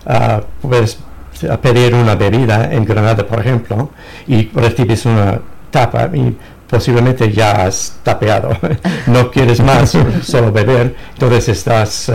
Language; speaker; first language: Spanish; non-native, fluent; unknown